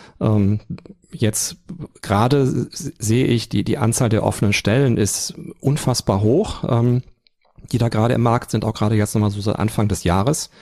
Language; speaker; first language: German; native; German